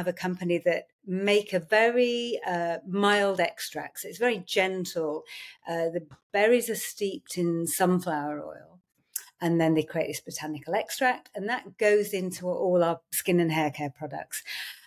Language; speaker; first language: English; native; English